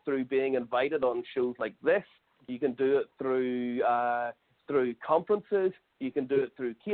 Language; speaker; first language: English; native; English